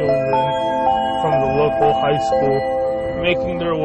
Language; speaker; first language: English; native; English